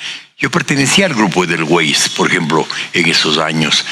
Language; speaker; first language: Spanish; native; Spanish